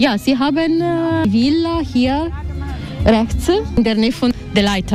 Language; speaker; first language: German; non-native, fluent; Italian